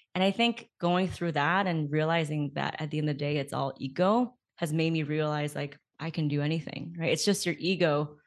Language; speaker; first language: English; native; English